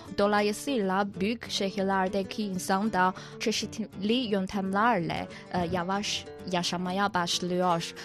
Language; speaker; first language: Turkish; non-native, fluent; Chinese